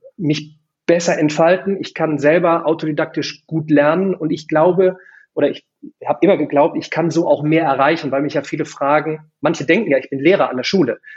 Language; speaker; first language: German; native; German